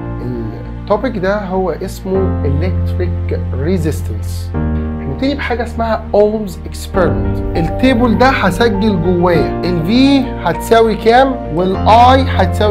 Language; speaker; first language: Arabic; native; Arabic